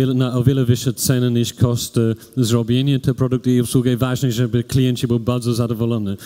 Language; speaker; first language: Polish; non-native, learner; English